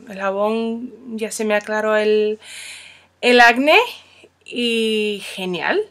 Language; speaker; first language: Spanish; non-native, fluent; English